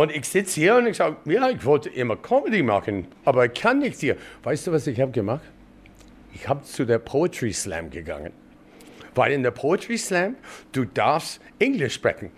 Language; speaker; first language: German; non-native, learner; English